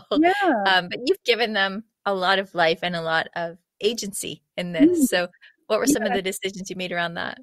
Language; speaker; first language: English; native; English